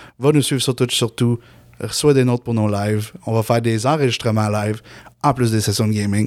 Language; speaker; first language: French; native; French